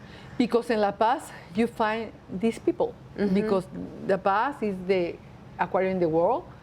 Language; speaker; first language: English; non-native, learner; Spanish